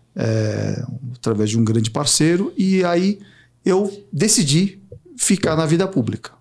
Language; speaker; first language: Portuguese; native; Portuguese